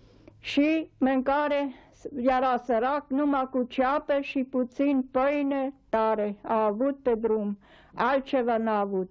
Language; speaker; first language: Romanian; non-native, local second language; German